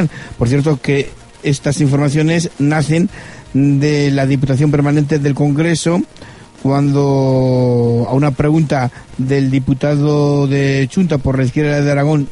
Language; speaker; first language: Spanish; native; Spanish